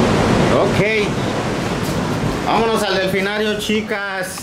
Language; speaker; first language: Spanish; native; Spanish